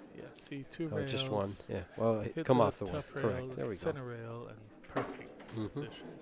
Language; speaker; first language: English; non-native, fluent; Hebrew